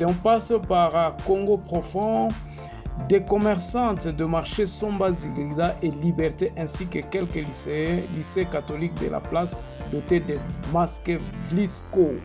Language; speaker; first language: French; non-native, local second language; Lingala